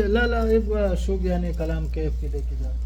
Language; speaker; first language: Arabic; non-native, learner; Manipuri